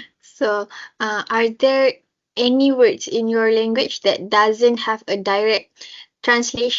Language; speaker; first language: English; non-native, local second language; Malay